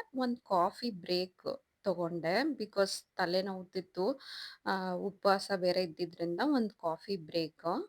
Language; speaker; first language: Kannada; native; Kannada